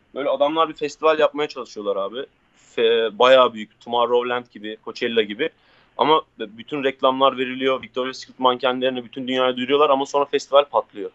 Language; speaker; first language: Turkish; native; Turkish